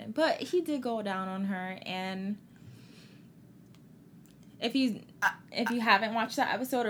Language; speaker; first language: English; native; English